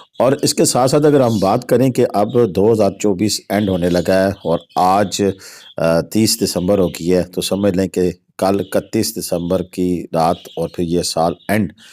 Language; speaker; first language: Urdu; non-native, local second language; Pahari-Potwari